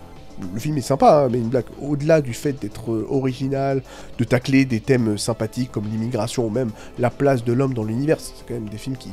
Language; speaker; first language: French; native; French